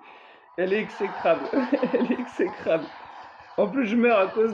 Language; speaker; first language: French; native; French